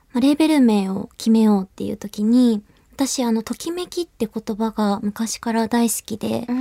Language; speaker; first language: Japanese; native; Japanese